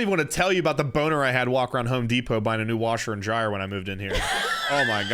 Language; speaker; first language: English; native; English